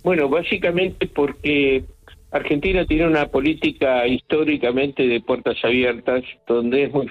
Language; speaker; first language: Spanish; native; Spanish